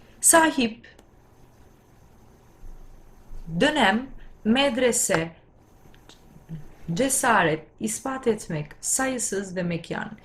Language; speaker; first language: Turkish; non-native, fluent; Albanian